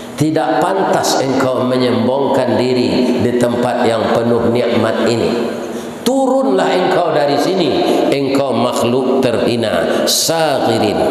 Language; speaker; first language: Malay; non-native, local second language; Minangkabau